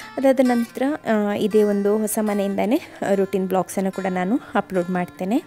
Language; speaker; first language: Kannada; native; Kannada